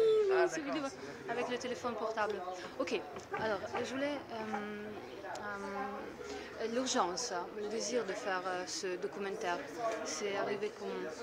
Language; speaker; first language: French; non-native, learner; Italian